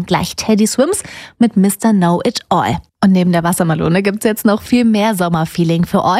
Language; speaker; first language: German; native; German